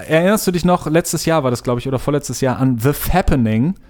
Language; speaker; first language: German; native; German